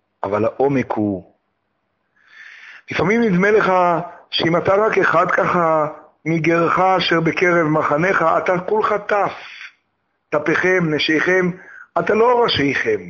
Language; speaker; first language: Hebrew; native; Hebrew